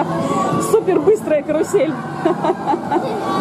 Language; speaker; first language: Russian; native; Russian